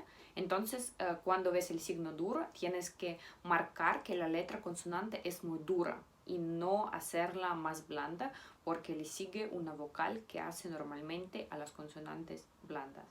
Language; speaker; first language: Spanish; non-native, fluent; Russian